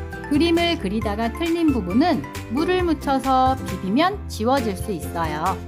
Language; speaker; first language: Korean; native; Korean